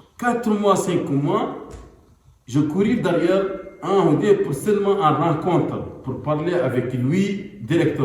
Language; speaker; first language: French; non-native, local second language; Arabic